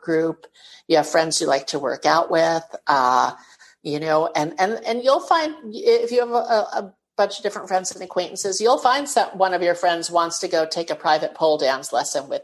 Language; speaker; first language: English; native; English